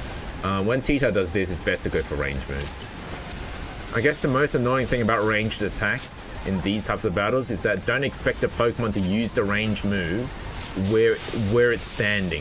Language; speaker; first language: English; native; English